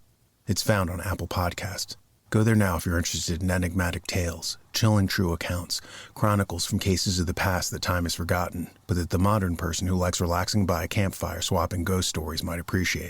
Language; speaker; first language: English; native; English